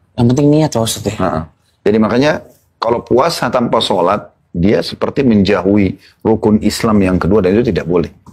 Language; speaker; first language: Indonesian; native; Indonesian